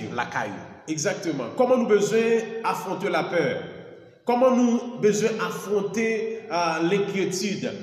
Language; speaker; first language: French; non-native, local second language; Haitian Creole